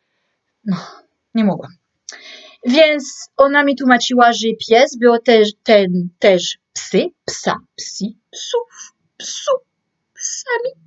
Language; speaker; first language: Polish; non-native, learner; French